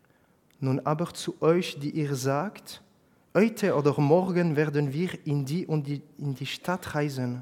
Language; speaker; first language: German; non-native, fluent; French